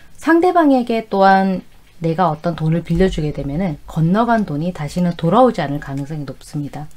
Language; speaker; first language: Korean; native; Korean